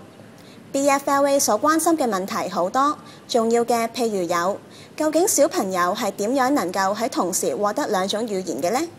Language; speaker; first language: Chinese; non-native, local second language; Cantonese